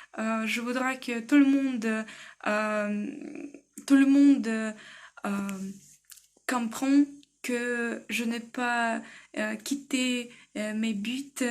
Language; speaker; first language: French; non-native, learner; Russian